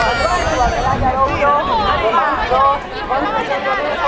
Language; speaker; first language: Spanish; non-native, local second language; Galician